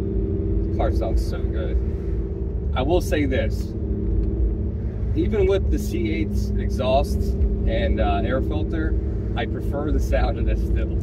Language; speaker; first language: English; native; English